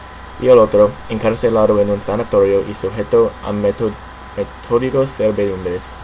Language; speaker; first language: Spanish; non-native, learner; English